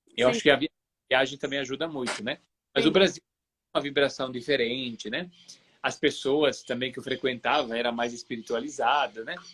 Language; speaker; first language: Portuguese; non-native, fluent; Italian